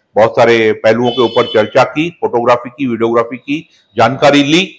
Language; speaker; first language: Hindi; non-native, local second language; Sindhi